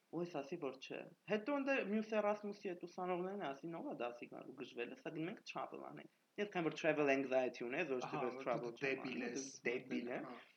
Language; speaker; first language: Armenian; native; Armenian